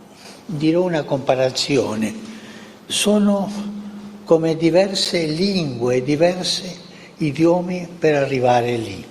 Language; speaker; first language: Italian; early bilingual, heritage; Spanish